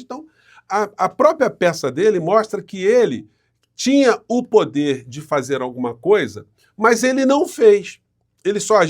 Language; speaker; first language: Portuguese; native; Portuguese